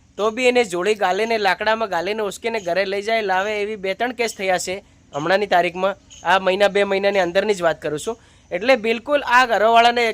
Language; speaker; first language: Gujarati; non-native, local second language; Bhili